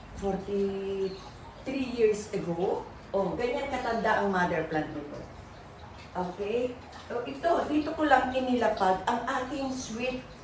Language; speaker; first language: Filipino; non-native, local second language; Iloko